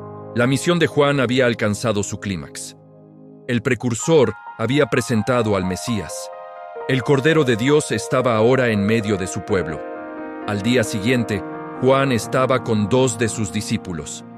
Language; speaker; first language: Spanish; native; Spanish